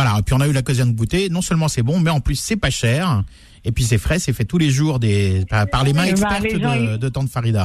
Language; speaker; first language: French; native; French